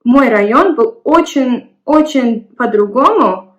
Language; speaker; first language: Russian; non-native, learner; English